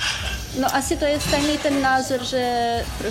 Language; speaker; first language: Czech; non-native, fluent; Ukrainian